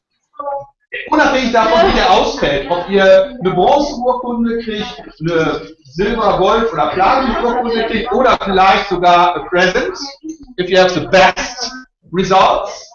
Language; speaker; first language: German; native; German